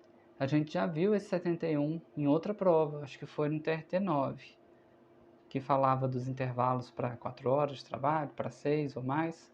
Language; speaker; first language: Portuguese; native; Portuguese